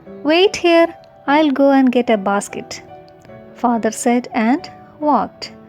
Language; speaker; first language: English; non-native, local second language; Malayalam